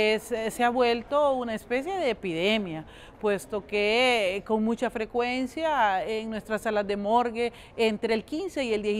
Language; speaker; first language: Spanish; native; Spanish